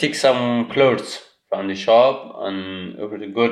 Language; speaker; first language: English; non-native, learner; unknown